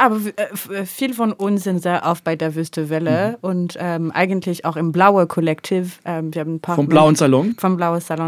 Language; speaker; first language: German; non-native, learner; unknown